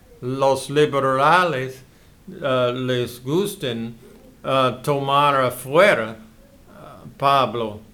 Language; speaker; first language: Spanish; non-native, learner; English